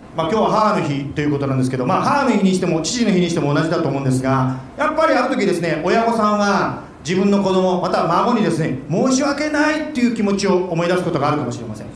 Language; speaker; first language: Japanese; native; Japanese